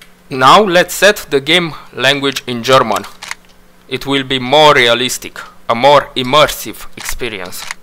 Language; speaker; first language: English; non-native, fluent; Romanian